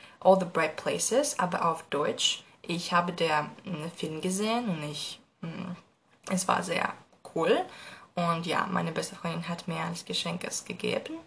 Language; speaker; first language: German; non-native, learner; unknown